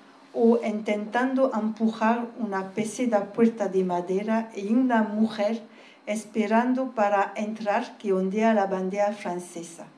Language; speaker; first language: Spanish; early bilingual, heritage; French